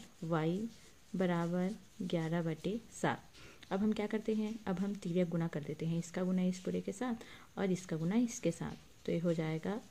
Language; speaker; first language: Hindi; native; Hindi